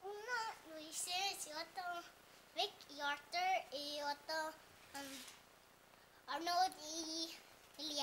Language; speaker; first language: Spanish; early bilingual, heritage; Spanish